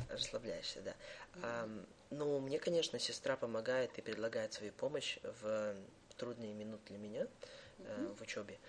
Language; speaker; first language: Russian; early bilingual, heritage; Russian